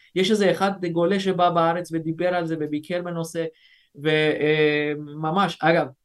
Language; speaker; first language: Hebrew; early bilingual, other home language; Persian